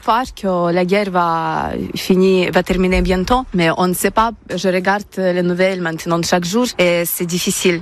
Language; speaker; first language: French; non-native, learner; Ukrainian